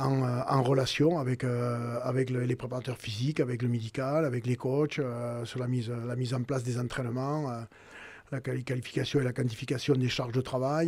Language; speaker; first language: French; native; French